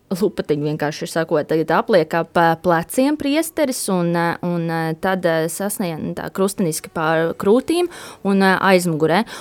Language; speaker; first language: Latvian; native; Latvian